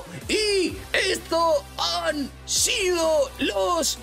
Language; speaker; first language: Spanish; native; Spanish